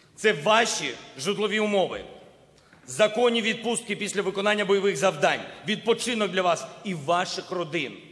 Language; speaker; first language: Ukrainian; non-native, local second language; Russian